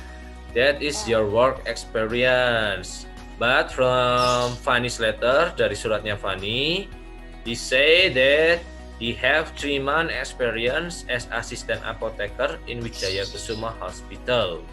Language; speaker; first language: English; non-native, learner; Indonesian